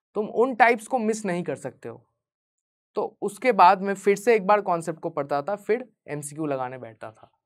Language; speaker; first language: Hindi; non-native, local second language; Bangla